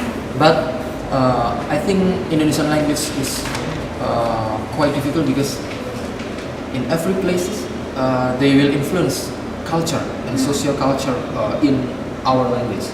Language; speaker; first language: English; non-native, fluent; Indonesian